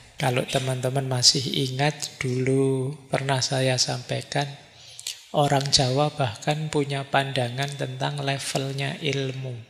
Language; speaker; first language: Indonesian; native; Indonesian